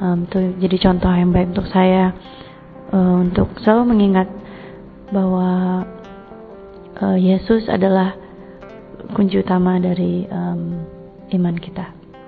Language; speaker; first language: Indonesian; native; Indonesian